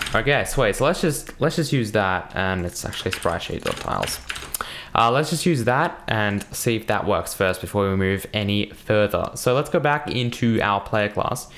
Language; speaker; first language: English; early bilingual, other home language; Russian